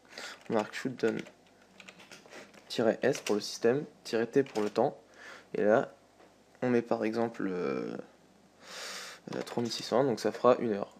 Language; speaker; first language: French; native; French